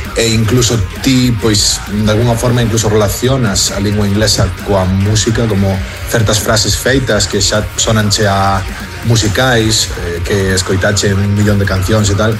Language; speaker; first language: Galician; non-native, local second language; Spanish